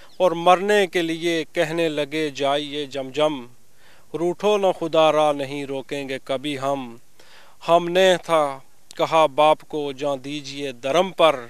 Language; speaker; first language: Urdu; native; Urdu